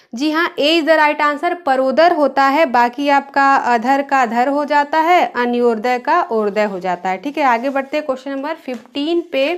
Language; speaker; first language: Hindi; native; Hindi